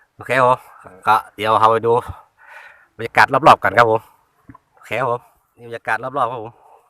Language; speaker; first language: Thai; native; Thai